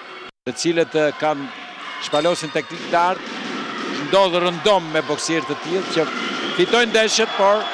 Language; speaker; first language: Albanian; native; Albanian